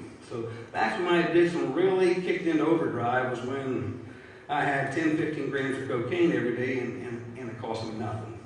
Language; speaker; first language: English; native; English